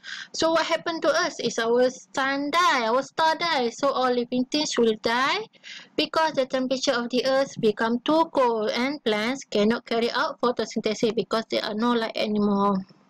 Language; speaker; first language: English; non-native, local second language; Malay